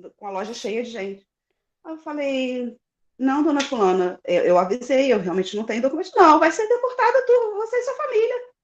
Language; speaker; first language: Portuguese; native; Portuguese